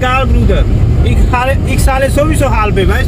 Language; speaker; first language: German; non-native, learner; Punjabi